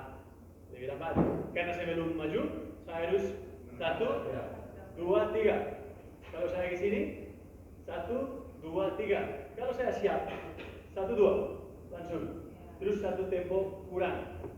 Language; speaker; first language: Indonesian; non-native, learner; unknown